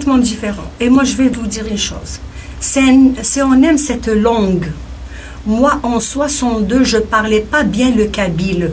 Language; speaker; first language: French; non-native, local second language; Kabyle